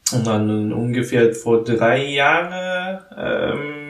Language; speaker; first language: German; non-native, learner; Korean